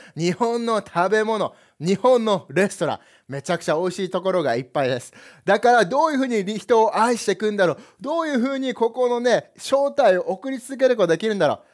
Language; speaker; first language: Japanese; early bilingual, heritage; Japanese